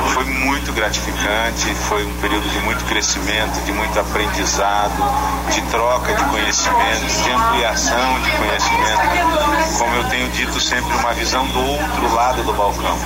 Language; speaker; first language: Portuguese; native; Portuguese